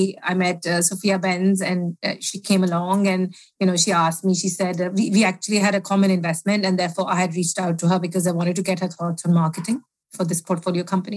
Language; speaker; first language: English; non-native, local second language; Hindi